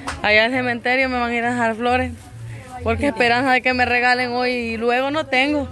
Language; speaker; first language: Spanish; native; Spanish